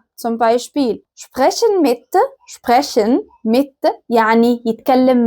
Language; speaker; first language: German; non-native, fluent; Arabic